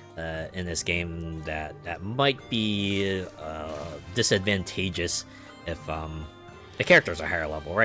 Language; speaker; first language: English; native; English